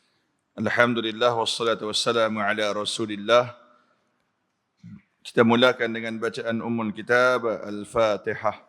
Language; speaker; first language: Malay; native; Malay